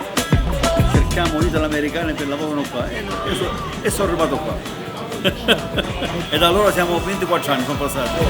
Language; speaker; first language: Italian; early bilingual, other home language; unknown